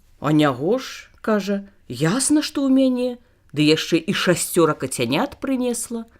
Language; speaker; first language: Belarusian; native; Belarusian